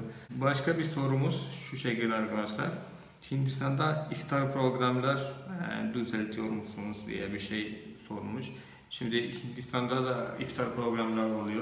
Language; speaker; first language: Turkish; non-native, fluent; Malayalam